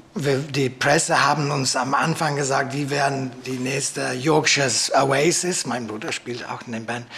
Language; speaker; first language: German; non-native, fluent; English